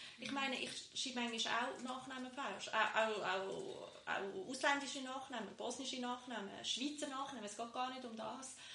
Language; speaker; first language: German; early bilingual, other home language; Bosnian